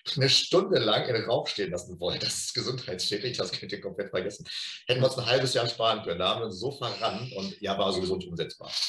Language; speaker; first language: German; native; German